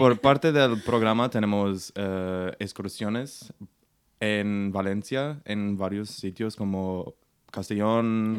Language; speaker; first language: Spanish; non-native, learner; Portuguese